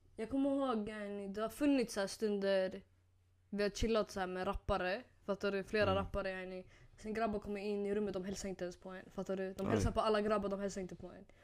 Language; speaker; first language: Swedish; native; Swedish